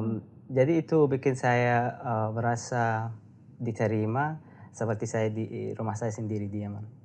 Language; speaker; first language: Indonesian; non-native, learner; Arabic